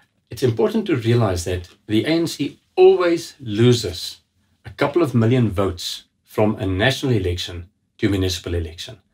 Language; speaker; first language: English; non-native, local second language; Afrikaans